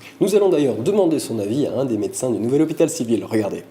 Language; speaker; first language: French; native; French